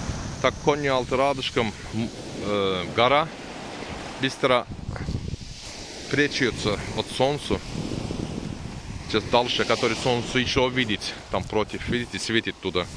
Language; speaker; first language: Russian; non-native, learner; Turkish